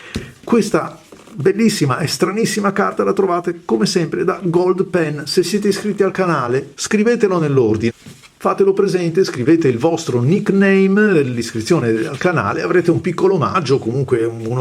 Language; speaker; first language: Italian; native; Italian